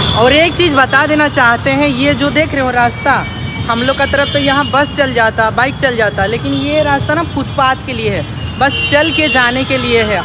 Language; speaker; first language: Hindi; non-native, local second language; Sadri